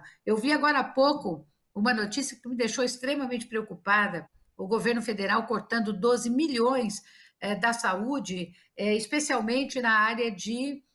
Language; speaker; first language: Portuguese; native; Portuguese